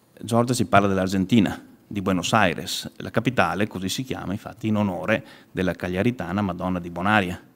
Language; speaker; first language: Italian; native; Italian